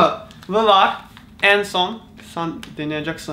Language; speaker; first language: Turkish; non-native, learner; Japanese